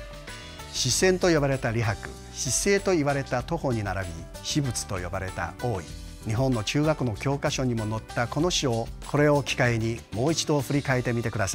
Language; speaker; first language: Japanese; non-native, fluent; Chinese